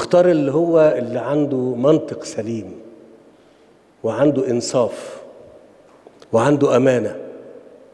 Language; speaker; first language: Arabic; native; Arabic